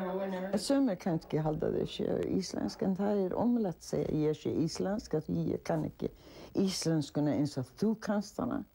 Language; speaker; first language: Icelandic; early bilingual, heritage; Icelandic